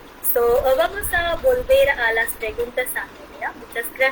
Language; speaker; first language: Spanish; non-native, fluent; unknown